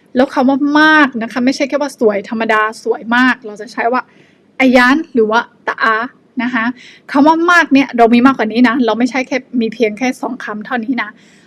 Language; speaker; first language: Thai; non-native, fluent; Burmese